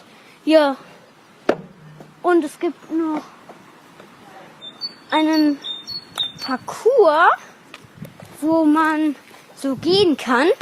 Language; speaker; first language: German; native; German